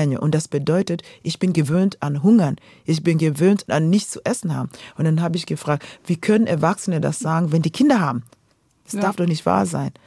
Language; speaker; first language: German; non-native, fluent; Luo (Kenya and Tanzania)